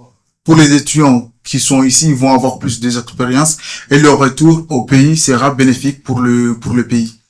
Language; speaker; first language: French; non-native, fluent; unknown